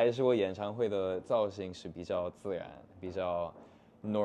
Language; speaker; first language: Chinese; non-native, fluent; English